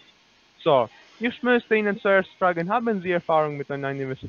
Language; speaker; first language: German; non-native, learner; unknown